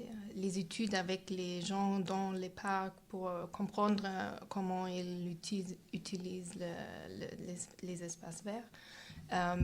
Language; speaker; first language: French; non-native, fluent; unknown